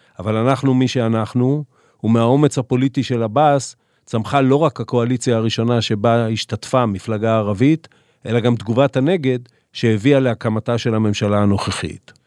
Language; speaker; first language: Hebrew; native; Hebrew